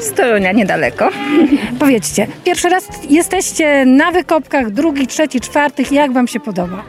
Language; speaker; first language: Polish; native; Polish